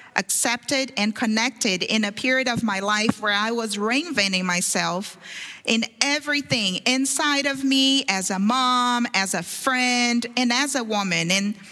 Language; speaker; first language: English; early bilingual, other home language; Portuguese